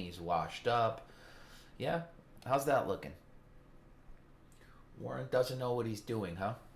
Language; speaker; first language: English; native; English